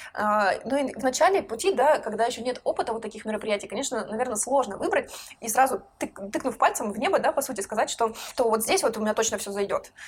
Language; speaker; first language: Russian; native; Russian